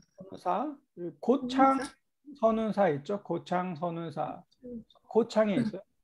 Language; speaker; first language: Korean; native; Korean